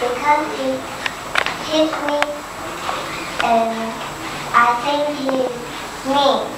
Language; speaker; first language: English; non-native, learner; Chinese